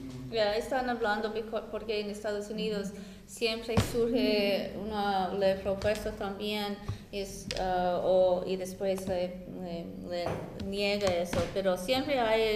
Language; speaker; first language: Spanish; non-native, fluent; English